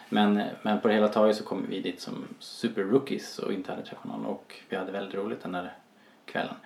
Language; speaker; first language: Swedish; native; Swedish